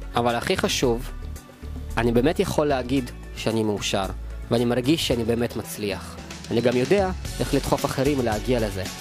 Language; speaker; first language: Hebrew; early bilingual, other home language; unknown